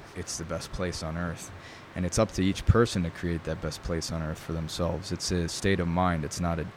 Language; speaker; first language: English; early bilingual, other home language; Italian